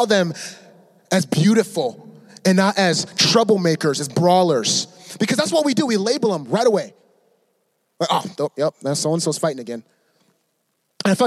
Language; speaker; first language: English; native; English